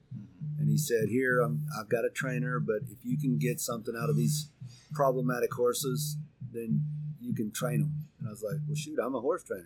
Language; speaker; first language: English; native; English